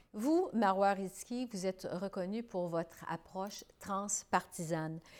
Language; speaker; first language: French; native; French